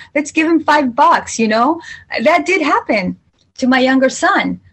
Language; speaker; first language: English; early bilingual, other home language; Spanish